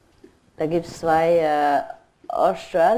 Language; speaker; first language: German; non-native, learner; Vietnamese